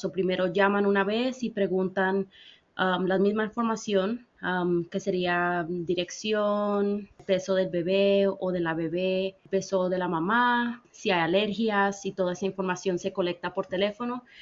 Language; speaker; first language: Spanish; early bilingual, heritage; Spanish